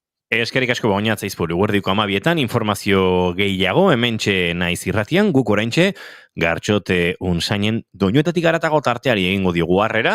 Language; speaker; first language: Basque; native; Basque